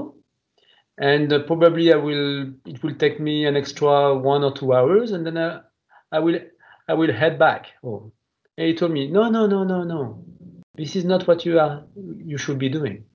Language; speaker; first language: English; non-native, fluent; French